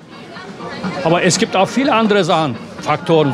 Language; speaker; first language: German; non-native, fluent; Turkish